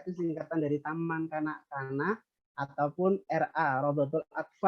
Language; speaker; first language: Indonesian; native; Indonesian